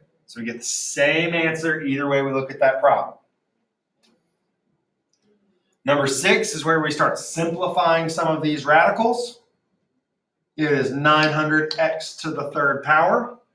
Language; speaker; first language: English; native; English